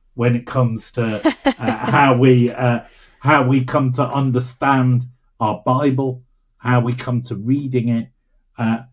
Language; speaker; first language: English; native; English